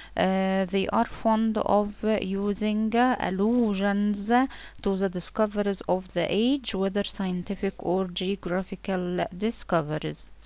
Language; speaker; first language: English; non-native, fluent; Arabic